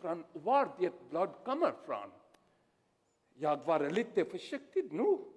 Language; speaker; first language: Swedish; non-native, learner; Urdu